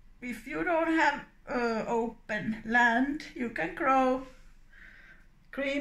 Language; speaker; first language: English; non-native, learner; Finnish